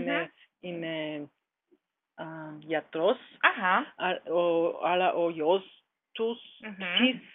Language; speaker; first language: Greek; non-native, learner; German